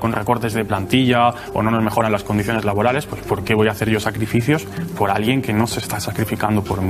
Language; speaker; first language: Spanish; native; Spanish